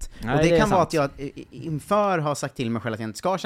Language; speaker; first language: Swedish; native; Swedish